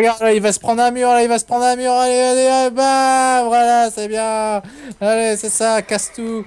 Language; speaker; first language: French; native; French